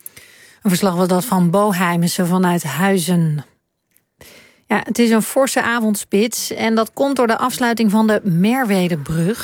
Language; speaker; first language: Dutch; native; Dutch